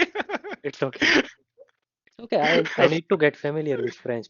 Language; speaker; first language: English; non-native, fluent; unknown